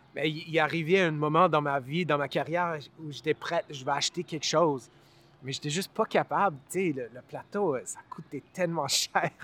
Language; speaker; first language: French; non-native, local second language; English